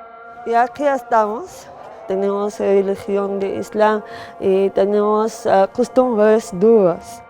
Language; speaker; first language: Spanish; non-native, learner; Arabic